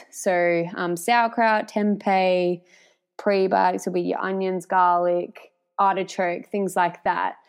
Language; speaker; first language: English; native; English